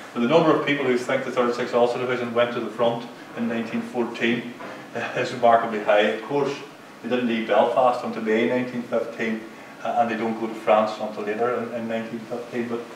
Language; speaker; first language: English; native; English